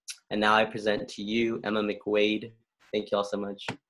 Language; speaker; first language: English; early bilingual, other home language; Spanish